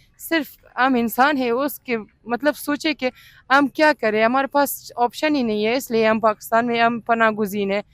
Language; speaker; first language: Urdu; non-native, fluent; Persian